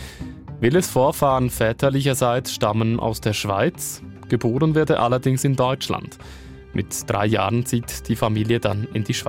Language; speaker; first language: German; native; German